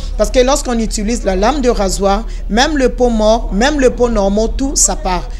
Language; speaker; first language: French; non-native, local second language; Lingala